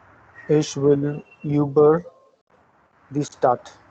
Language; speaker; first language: German; non-native, learner; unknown